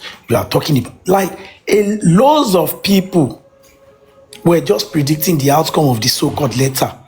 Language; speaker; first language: English; non-native, local second language; Yoruba